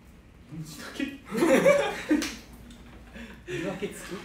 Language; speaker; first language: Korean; non-native, learner; Japanese